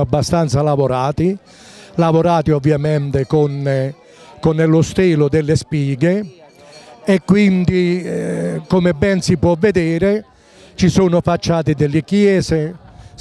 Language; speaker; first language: Italian; native; Italian